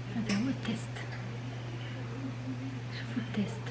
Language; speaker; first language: Arabic; native; Arabic